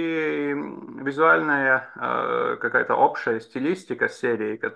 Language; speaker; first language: Russian; non-native, local second language; Latvian